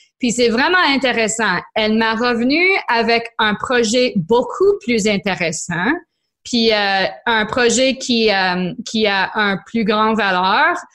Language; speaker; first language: French; non-native, local second language; English